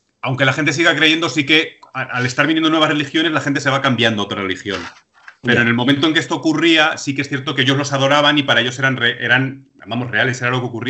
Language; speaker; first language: Spanish; native; Spanish